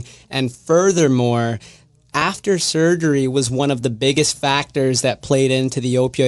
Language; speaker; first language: English; native; English